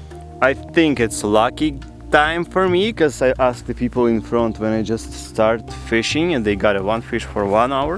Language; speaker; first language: English; non-native, learner; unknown